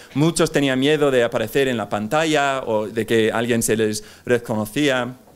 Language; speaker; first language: Spanish; non-native, fluent; English